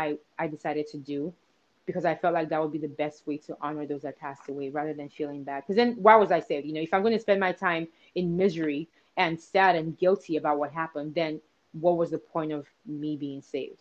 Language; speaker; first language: English; non-native, local second language; Igbo